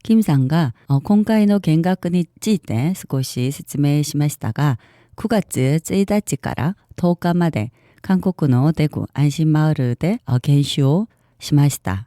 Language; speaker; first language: Japanese; non-native, learner; Korean